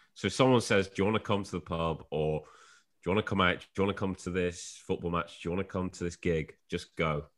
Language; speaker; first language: English; native; English